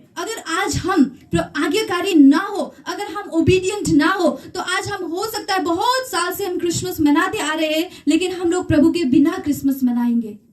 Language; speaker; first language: Hindi; non-native, local second language; Nepali